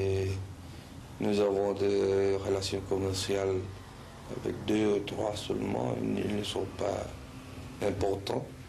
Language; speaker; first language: French; non-native, local second language; Spanish